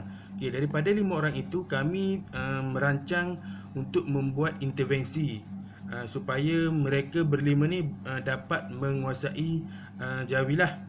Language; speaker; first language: Malay; native; Malay